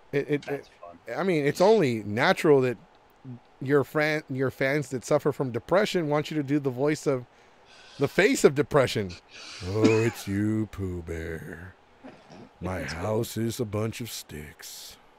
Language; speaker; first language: English; early bilingual, other home language; Spanish